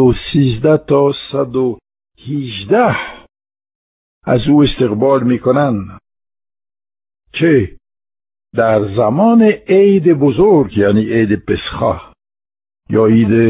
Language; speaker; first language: Persian; non-native, fluent; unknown